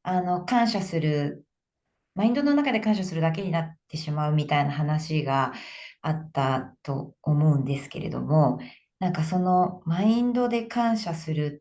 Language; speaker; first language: Japanese; native; Japanese